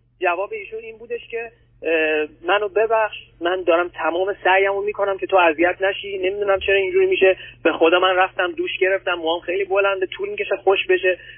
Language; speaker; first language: Persian; early bilingual, other home language; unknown